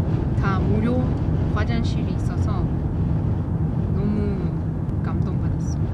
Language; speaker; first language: Korean; non-native, learner; Russian